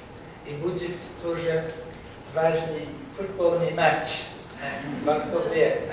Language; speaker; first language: Russian; non-native, learner; English